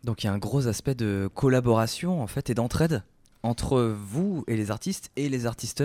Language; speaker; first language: French; native; French